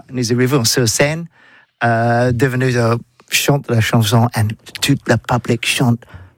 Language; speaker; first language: French; non-native, learner; English